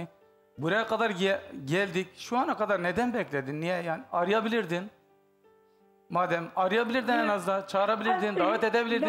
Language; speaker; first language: Turkish; native; Turkish